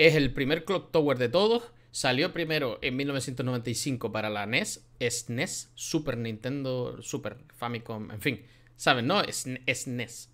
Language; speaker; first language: Spanish; native; Spanish